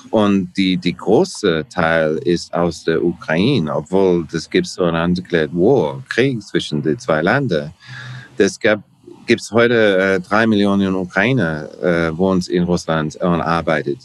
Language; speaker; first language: German; non-native, learner; English